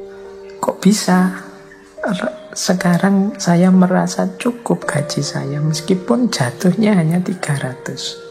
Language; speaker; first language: Indonesian; native; Indonesian